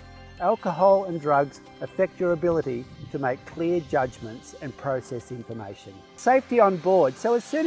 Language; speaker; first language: English; native; English